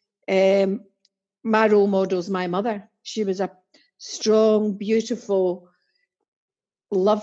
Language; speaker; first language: English; native; English